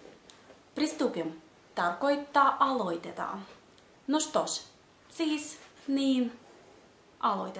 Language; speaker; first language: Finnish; non-native, fluent; Russian